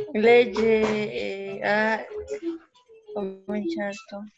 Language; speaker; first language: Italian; non-native, learner; Spanish